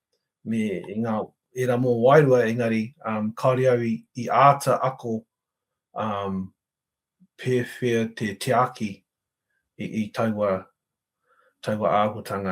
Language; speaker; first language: Māori; non-native, local second language; English